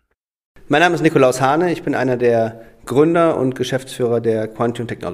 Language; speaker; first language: German; native; German